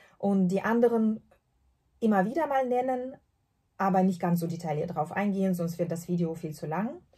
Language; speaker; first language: German; non-native, fluent; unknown